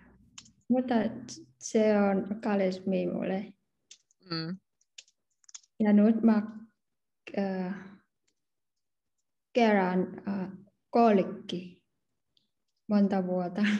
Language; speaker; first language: Finnish; non-native, learner; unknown